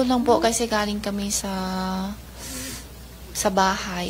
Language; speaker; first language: Filipino; non-native, learner; Chinese